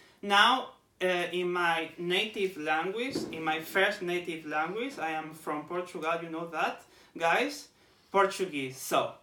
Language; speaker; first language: English; non-native, fluent; Portuguese